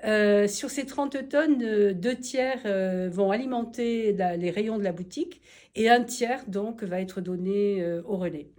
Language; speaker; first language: French; native; French